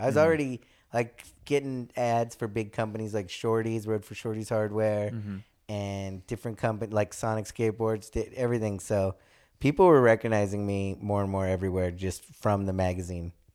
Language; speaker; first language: English; early bilingual, other home language; German